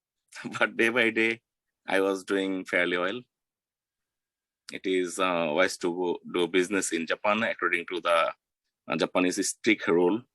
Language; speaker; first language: English; non-native, learner; Bangla